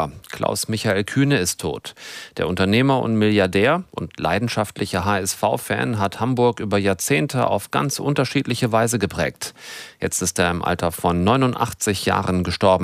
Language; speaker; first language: German; native; German